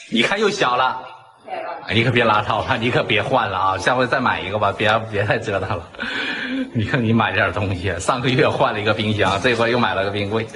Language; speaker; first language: Chinese; native; Chinese